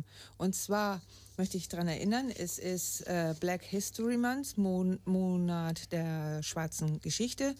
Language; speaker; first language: German; native; German